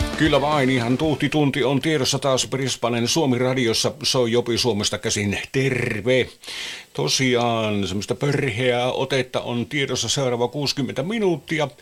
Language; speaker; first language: Finnish; native; Finnish